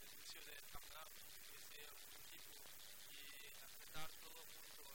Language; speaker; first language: Spanish; non-native, learner; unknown